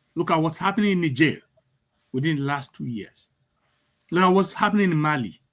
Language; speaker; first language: English; non-native, local second language; Yoruba